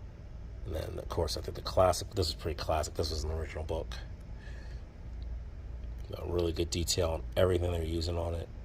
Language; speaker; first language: English; native; English